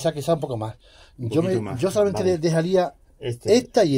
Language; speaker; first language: Spanish; native; Spanish